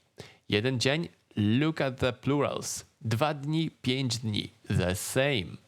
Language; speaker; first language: Polish; native; Polish